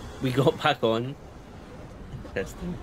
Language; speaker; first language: English; native; English